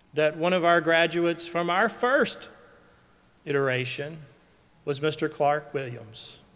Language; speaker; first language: English; native; English